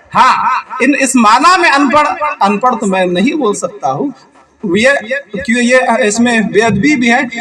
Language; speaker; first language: Urdu; native; Urdu